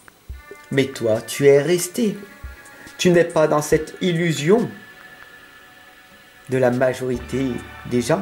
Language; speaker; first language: French; native; French